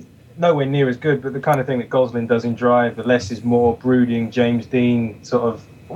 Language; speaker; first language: English; native; English